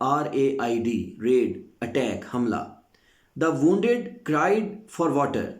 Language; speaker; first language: English; non-native, local second language; Urdu